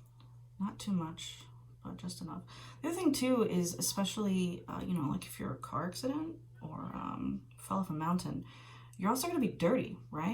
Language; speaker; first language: English; native; English